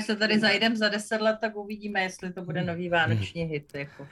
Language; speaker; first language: Czech; native; Czech